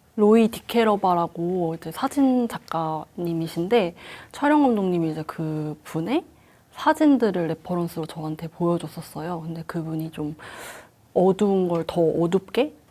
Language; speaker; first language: Korean; native; Korean